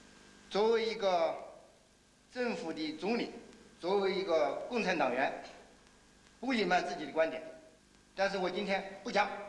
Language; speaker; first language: Chinese; native; Chinese